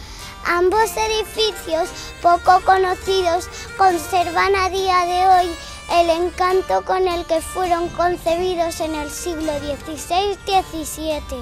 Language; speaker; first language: Spanish; native; Spanish